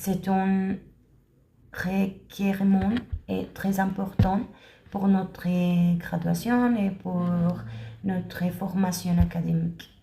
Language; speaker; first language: French; non-native, learner; Spanish